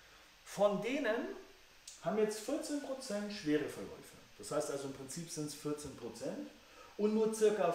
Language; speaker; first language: German; native; German